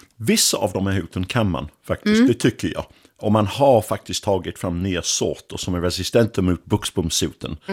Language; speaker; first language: Swedish; non-native, fluent; English